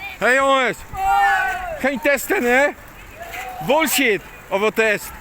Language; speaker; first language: Dutch; non-native, learner; Polish